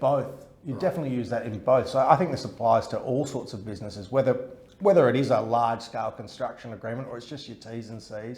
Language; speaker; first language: English; native; English